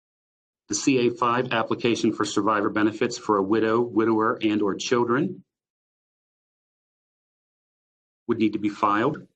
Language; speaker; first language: English; native; English